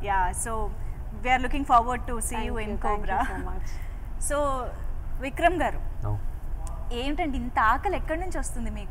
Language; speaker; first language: Telugu; native; Telugu